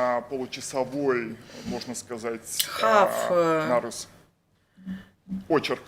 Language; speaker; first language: Russian; native; Russian